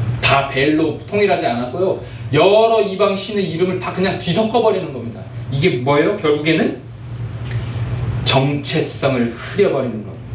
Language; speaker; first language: Korean; native; Korean